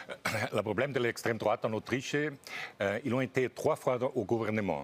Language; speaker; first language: French; non-native, fluent; German